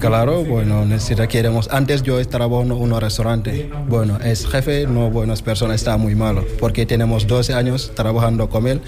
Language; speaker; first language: Spanish; non-native, learner; Wolof